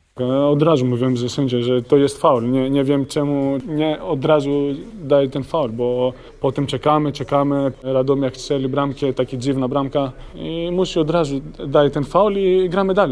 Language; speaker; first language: Polish; non-native, learner; Greek